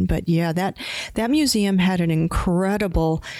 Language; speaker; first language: English; native; English